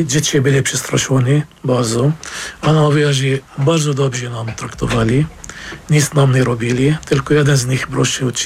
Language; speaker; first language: Polish; non-native, fluent; Arabic